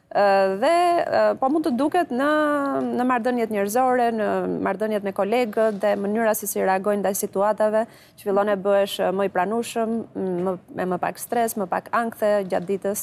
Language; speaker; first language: Albanian; native; Albanian